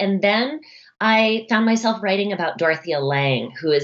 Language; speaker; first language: English; native; English